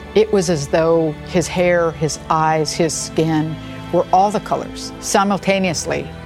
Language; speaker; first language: English; native; English